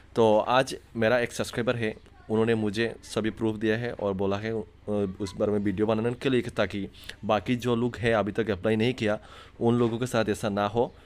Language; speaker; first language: Hindi; non-native, local second language; Bangla